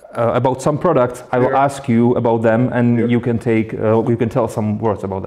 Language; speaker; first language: English; non-native, fluent; Czech